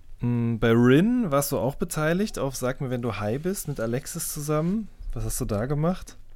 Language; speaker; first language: German; native; German